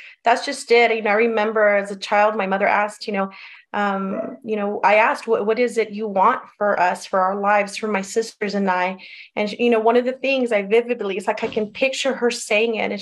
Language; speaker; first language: English; early bilingual, other home language; Spanish